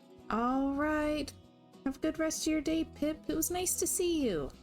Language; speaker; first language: English; native; English